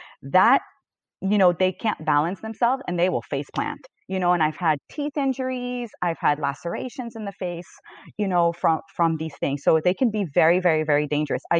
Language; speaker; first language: English; native; English